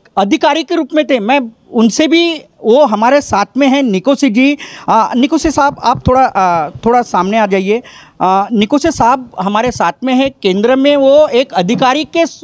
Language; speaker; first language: Hindi; non-native, local second language; Marathi